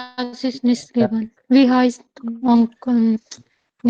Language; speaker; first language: German; non-native, learner; Hindi